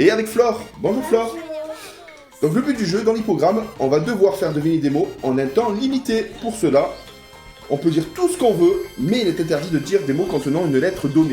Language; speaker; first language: French; native; French